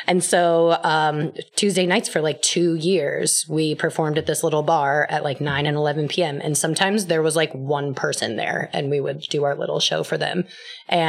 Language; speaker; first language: English; native; English